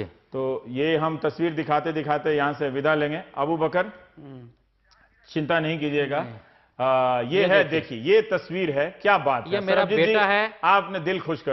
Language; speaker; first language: Hindi; native; Hindi